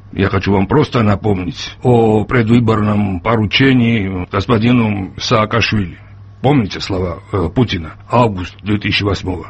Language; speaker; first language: Russian; non-native, local second language; Georgian